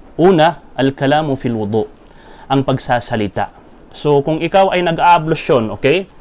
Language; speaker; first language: Filipino; non-native, local second language; Maranao